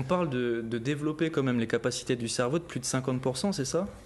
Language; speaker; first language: French; native; French